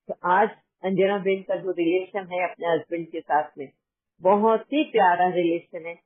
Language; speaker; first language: Hindi; native; Hindi